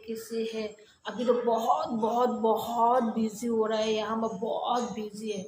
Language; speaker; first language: Hindi; non-native, learner; Tibetan